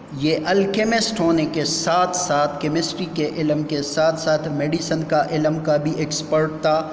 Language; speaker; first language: Urdu; non-native, local second language; Pashto